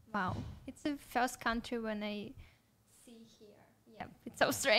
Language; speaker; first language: English; non-native, learner; Russian